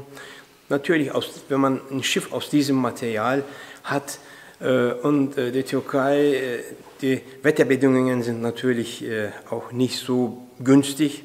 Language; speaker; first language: German; non-native, fluent; Turkish